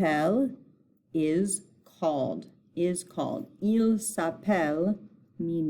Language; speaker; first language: French; non-native, fluent; English